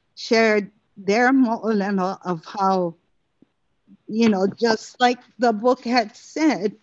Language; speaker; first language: English; native; English